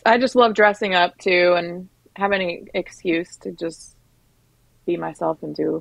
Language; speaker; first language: English; native; English